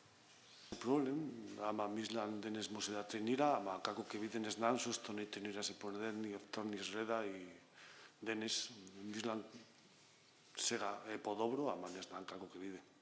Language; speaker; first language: Macedonian; non-native, learner; Spanish